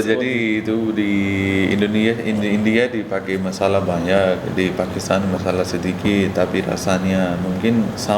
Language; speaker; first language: Indonesian; non-native, learner; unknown